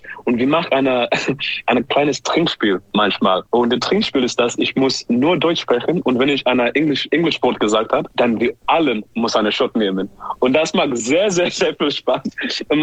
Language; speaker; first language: German; non-native, learner; English